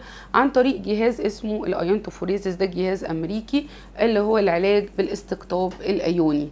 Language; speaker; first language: Arabic; native; Arabic